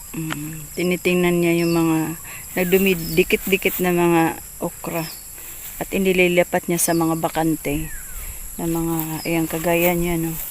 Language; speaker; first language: Filipino; non-native, local second language; Waray